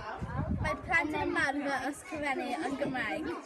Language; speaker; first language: Welsh; non-native, local second language; English